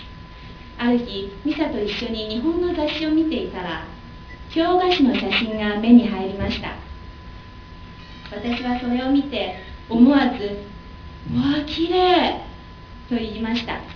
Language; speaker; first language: Japanese; non-native, fluent; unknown